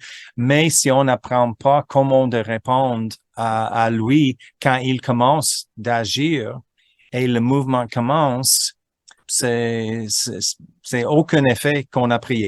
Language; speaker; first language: French; non-native, fluent; English